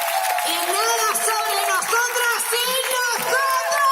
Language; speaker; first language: Spanish; native; Spanish